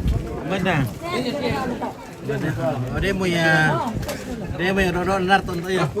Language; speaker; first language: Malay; non-native, local second language; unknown